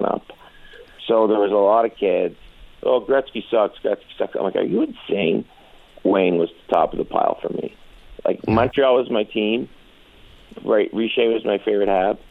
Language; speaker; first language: English; native; English